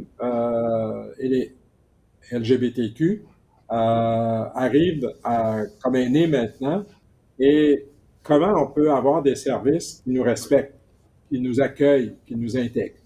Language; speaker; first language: French; native; French